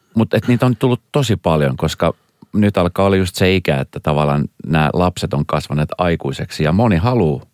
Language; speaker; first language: Finnish; native; Finnish